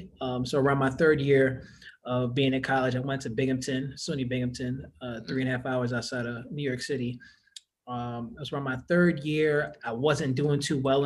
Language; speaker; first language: English; native; English